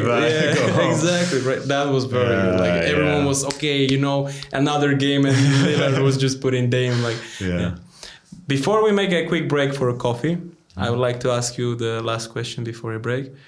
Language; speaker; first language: English; non-native, learner; Polish